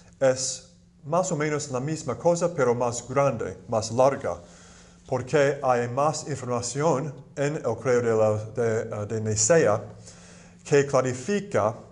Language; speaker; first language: Spanish; non-native, fluent; English